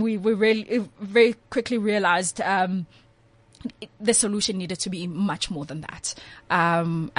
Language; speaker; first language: English; non-native, local second language; Swati